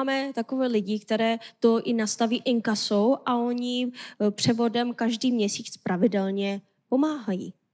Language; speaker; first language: Czech; non-native, fluent; Korean